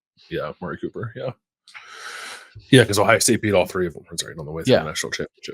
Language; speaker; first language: English; native; English